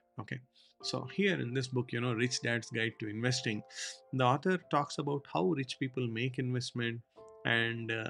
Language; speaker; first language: English; non-native, local second language; Hindi